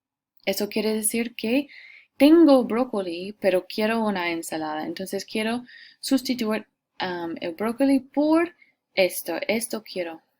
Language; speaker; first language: Spanish; non-native, fluent; English